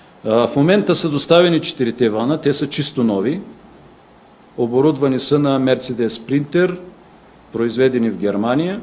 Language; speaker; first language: Bulgarian; native; Bulgarian